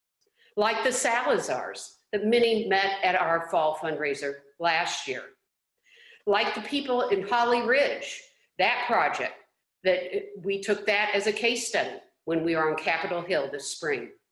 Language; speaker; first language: English; native; English